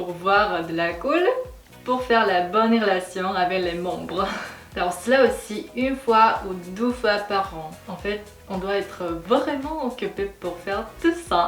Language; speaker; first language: French; non-native, fluent; Korean